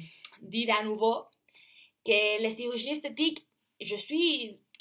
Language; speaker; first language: French; non-native, learner; Spanish